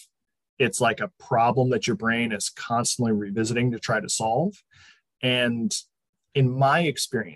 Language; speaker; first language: English; native; English